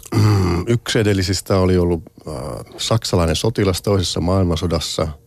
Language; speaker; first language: Finnish; native; Finnish